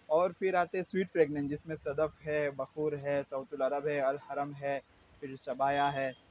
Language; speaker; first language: Hindi; non-native, local second language; Gujarati